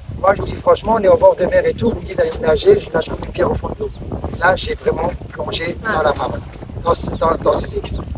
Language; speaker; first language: French; non-native, local second language; Arabic